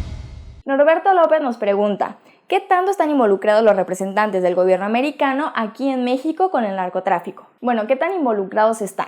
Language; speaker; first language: Spanish; native; Spanish